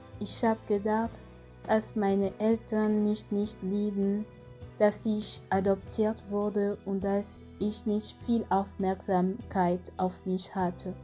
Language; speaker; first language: German; non-native, fluent; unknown